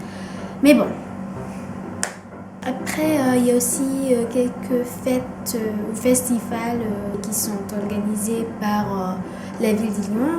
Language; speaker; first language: French; non-native, fluent; Indonesian